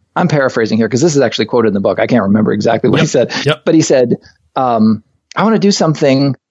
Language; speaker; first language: English; native; English